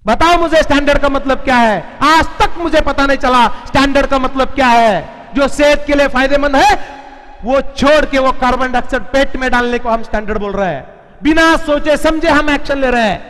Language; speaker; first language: Hindi; non-native, local second language; Marathi